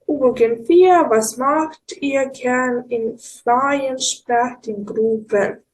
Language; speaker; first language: German; non-native, learner; Ukrainian